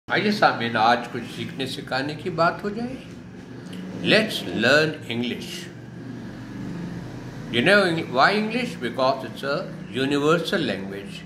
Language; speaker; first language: Hindi; native; Hindi